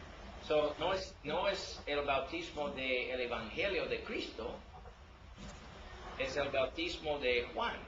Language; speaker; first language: Spanish; non-native, learner; English